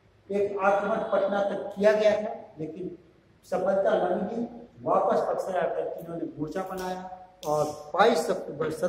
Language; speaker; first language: Hindi; native; Hindi